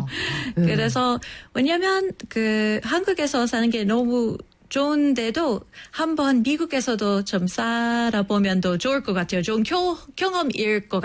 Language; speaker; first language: Korean; non-native, fluent; English